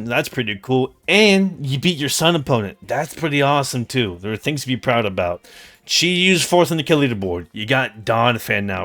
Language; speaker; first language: English; native; English